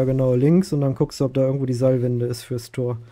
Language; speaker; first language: German; native; German